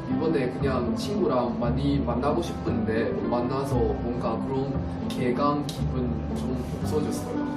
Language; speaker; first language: Korean; non-native, learner; Chinese